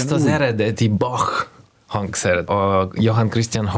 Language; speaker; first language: Hungarian; non-native, fluent; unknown